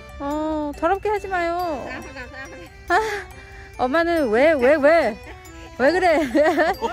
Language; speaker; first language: Korean; non-native, learner; Vietnamese